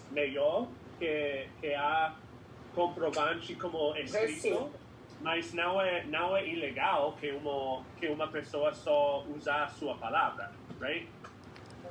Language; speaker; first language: Portuguese; non-native, fluent; English